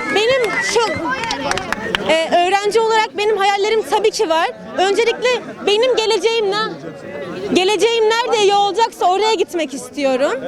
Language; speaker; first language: Turkish; native; Turkish